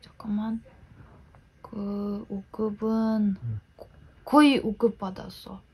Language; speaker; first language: Korean; non-native, learner; Ukrainian